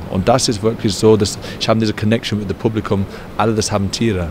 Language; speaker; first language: German; non-native, learner; English